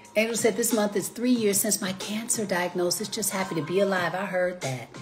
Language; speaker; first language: English; native; English